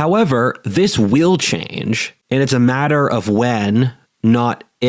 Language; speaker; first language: English; native; English